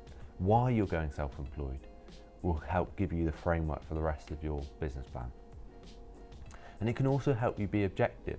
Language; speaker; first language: English; native; English